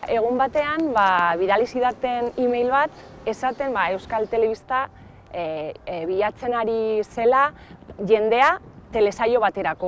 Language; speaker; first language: Basque; non-native, local second language; Spanish